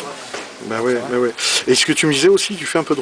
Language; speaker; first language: French; native; French